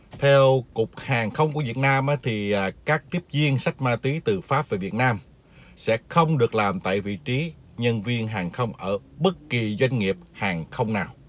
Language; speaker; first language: Vietnamese; native; Vietnamese